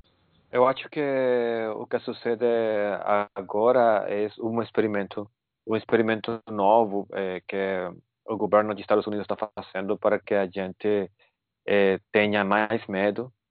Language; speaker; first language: Portuguese; non-native, fluent; Spanish